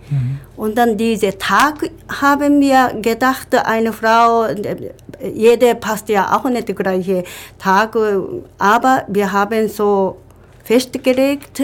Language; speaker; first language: German; non-native, learner; Japanese